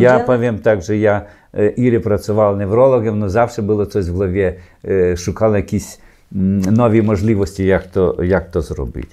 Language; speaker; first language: Polish; non-native, learner; Ukrainian